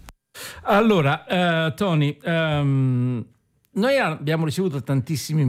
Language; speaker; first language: Italian; native; Italian